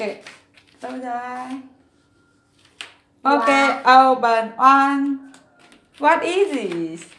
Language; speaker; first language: English; non-native, learner; Vietnamese